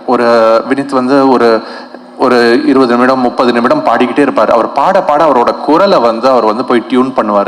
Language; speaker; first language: Tamil; native; Tamil